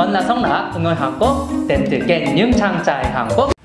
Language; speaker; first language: Vietnamese; non-native, learner; Korean